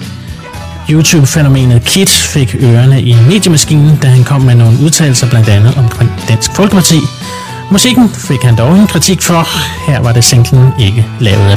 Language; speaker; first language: Danish; native; Danish